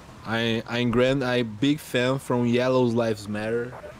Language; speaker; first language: English; non-native, learner; Portuguese